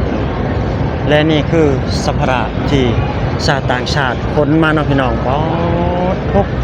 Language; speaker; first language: Thai; non-native, local second language; Lao